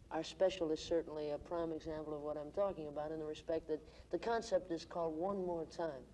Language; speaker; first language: English; native; English